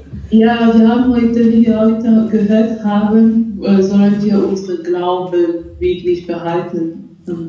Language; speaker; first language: German; non-native, fluent; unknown